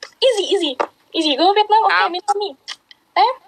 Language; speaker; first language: English; non-native, learner; Indonesian